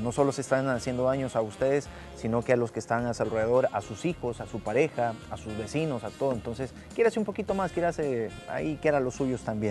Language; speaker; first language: Spanish; native; Spanish